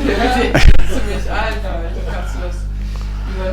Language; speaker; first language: German; native; German